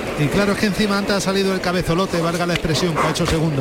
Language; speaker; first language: Spanish; native; Spanish